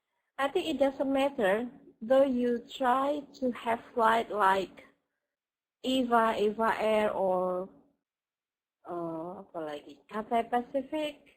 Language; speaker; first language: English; non-native, fluent; Indonesian